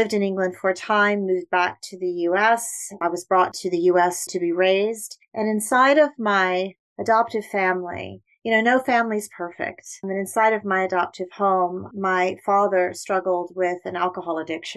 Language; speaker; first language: English; native; English